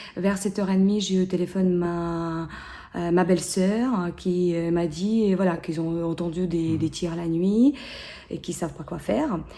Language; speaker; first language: French; non-native, fluent; Ukrainian